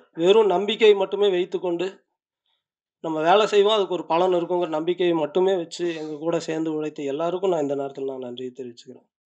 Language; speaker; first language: Tamil; native; Tamil